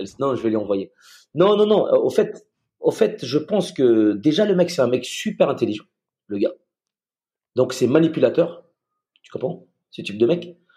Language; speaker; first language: French; non-native, local second language; Malagasy